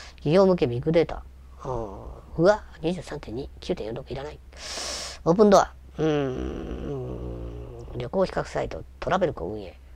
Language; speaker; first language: Japanese; native; Japanese